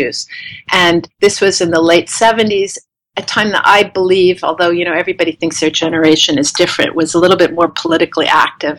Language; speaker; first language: English; native; English